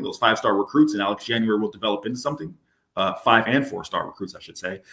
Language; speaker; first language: English; native; English